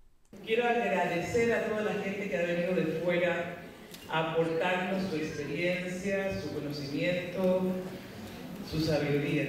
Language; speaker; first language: Spanish; native; Spanish